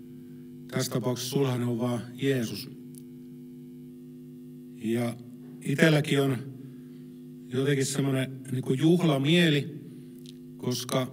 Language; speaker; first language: Finnish; native; Finnish